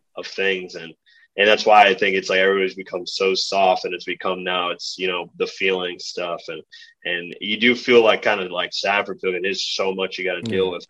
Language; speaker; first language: English; early bilingual, other home language; Spanish